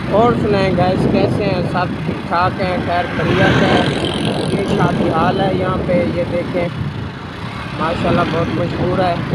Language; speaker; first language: Urdu; non-native, local second language; Saraiki